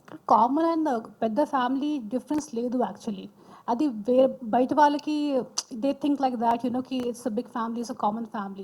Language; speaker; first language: Telugu; non-native, local second language; Hindi